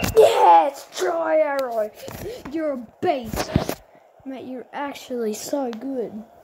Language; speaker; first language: English; native; English